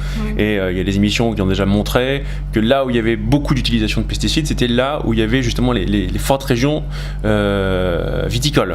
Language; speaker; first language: French; native; French